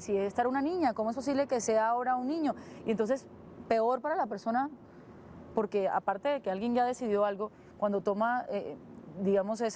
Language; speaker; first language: Spanish; native; Spanish